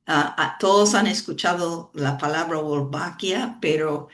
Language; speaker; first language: Spanish; non-native, fluent; English